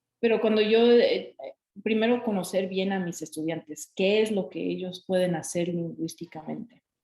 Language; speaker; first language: Spanish; early bilingual, heritage; Spanish